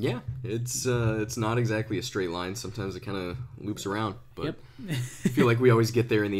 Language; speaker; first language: English; native; English